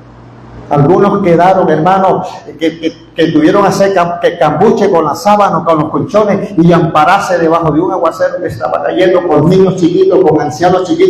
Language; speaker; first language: Spanish; native; Spanish